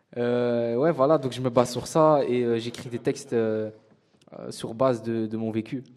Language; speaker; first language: French; native; French